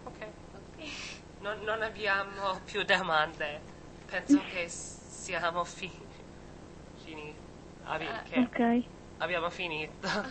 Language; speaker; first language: Italian; non-native, learner; English